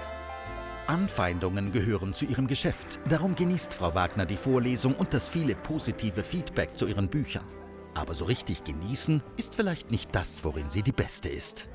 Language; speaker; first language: German; native; German